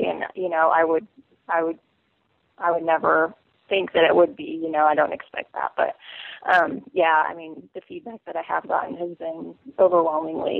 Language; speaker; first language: English; native; English